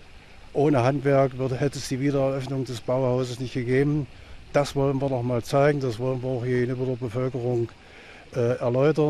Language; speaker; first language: German; native; German